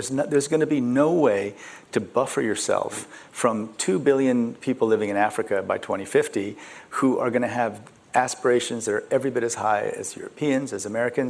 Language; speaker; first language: English; early bilingual, other home language; Korean